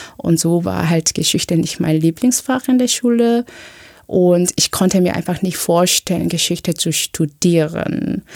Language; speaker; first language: German; non-native, fluent; Korean